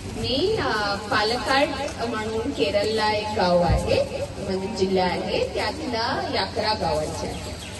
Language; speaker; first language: Marathi; non-native, fluent; Malayalam